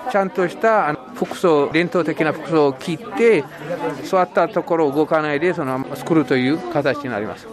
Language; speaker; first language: Japanese; non-native, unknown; Amharic